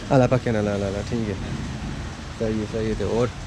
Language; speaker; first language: Punjabi; early bilingual, heritage; Punjabi